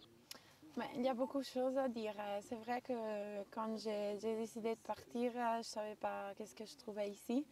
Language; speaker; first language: French; non-native, local second language; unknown